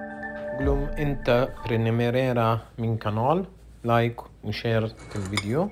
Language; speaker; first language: Swedish; non-native, learner; Arabic